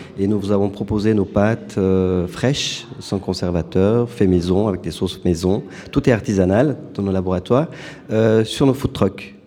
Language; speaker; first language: French; non-native, fluent; Turkish